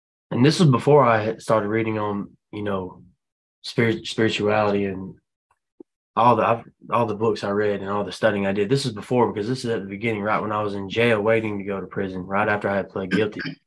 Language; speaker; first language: English; native; English